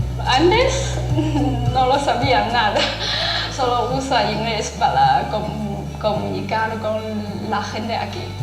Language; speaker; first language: Spanish; non-native, learner; Chinese